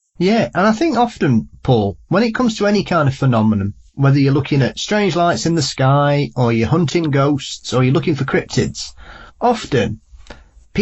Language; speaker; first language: English; native; English